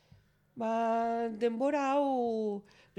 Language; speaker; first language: Basque; non-native, local second language; Spanish